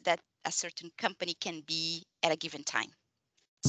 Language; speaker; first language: English; non-native, fluent; Portuguese